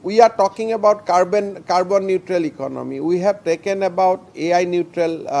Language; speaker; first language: English; non-native, local second language; Assamese